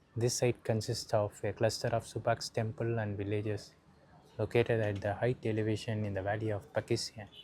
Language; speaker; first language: English; non-native, local second language; Tamil